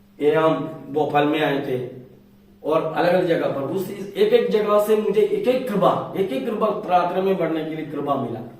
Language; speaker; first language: Hindi; non-native, local second language; Malayalam